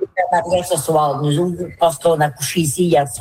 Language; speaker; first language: French; native; French